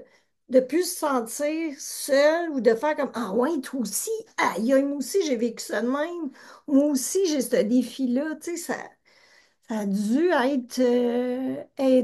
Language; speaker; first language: French; native; French